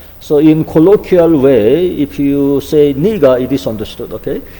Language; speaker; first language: English; non-native, fluent; Korean